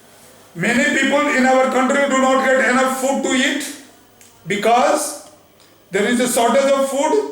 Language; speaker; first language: English; non-native, local second language; Hindi